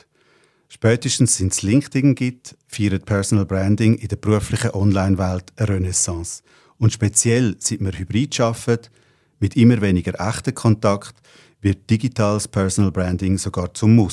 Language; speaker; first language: German; native; German